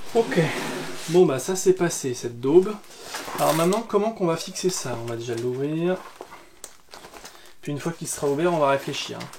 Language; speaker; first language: French; native; French